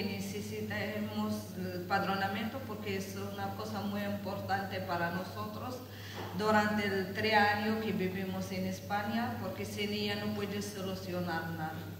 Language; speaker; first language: Spanish; non-native, learner; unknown